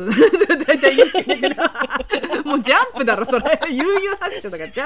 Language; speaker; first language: Japanese; native; Japanese